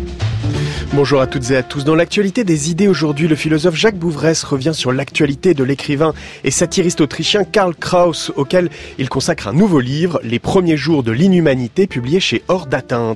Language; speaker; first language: French; native; French